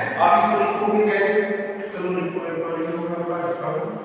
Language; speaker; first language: Hindi; native; Hindi